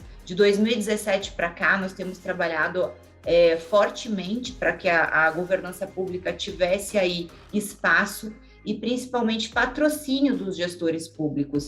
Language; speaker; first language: Portuguese; native; Portuguese